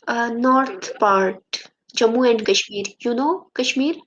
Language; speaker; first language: English; non-native, learner; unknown